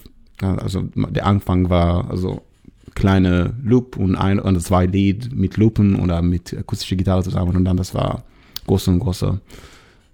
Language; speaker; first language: German; non-native, learner; Hebrew